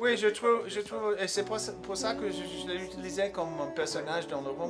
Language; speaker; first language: French; non-native, fluent; English